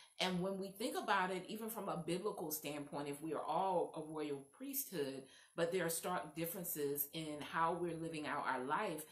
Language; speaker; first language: English; native; English